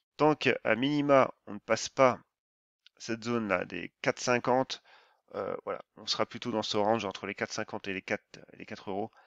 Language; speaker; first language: French; native; French